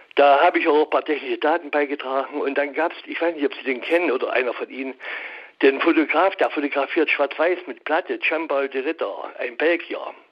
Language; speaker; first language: German; native; German